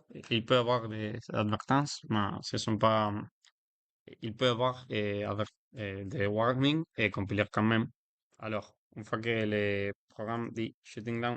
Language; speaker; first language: French; non-native, learner; Spanish